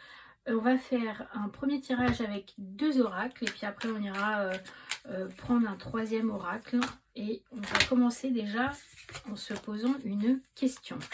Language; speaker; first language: French; native; French